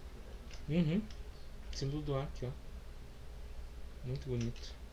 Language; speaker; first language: Portuguese; native; Portuguese